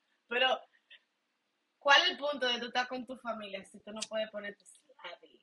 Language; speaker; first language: Spanish; native; Spanish